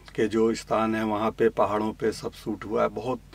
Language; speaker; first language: Hindi; native; Hindi